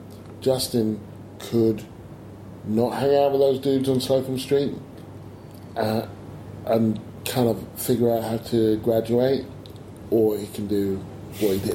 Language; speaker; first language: English; native; English